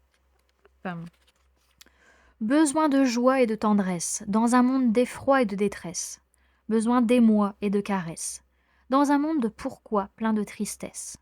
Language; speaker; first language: French; native; French